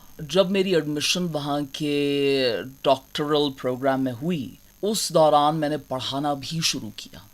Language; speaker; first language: Urdu; non-native, local second language; Kashmiri